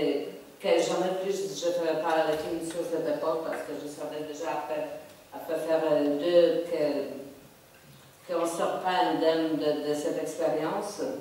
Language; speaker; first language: French; non-native, fluent; Polish